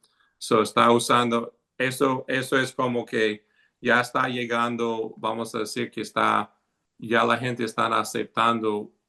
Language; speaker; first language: Spanish; non-native, fluent; English